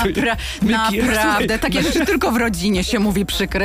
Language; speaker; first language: Polish; native; Polish